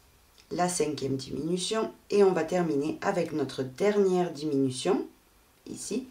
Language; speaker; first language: French; native; French